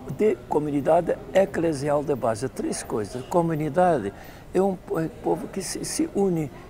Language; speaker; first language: Portuguese; non-native, fluent; Dutch